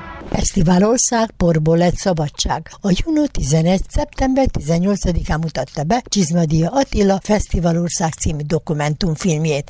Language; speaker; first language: Hungarian; native; Hungarian